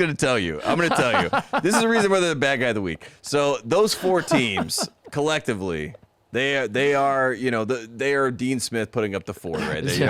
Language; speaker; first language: English; native; English